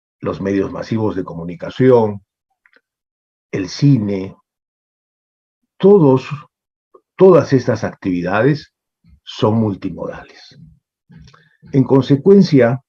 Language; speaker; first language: Spanish; native; Spanish